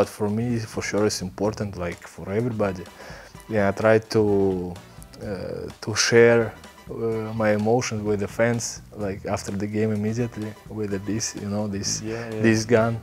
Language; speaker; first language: English; non-native, learner; Belarusian